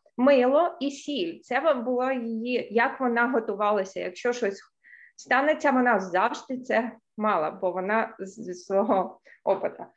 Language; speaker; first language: Ukrainian; non-native, local second language; Russian